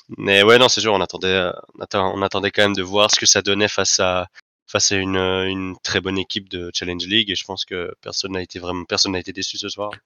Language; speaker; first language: French; native; French